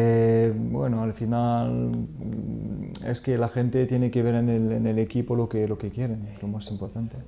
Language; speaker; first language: Spanish; non-native, fluent; French